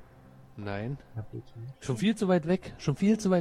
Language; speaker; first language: German; native; German